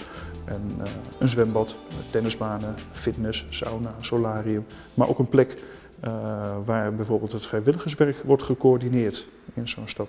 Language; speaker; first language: Dutch; native; Dutch